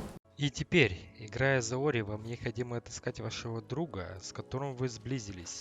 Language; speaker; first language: Russian; native; Russian